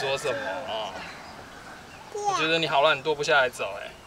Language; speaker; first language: Chinese; native; Chinese